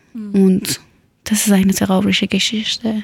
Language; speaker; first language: German; non-native, learner; Persian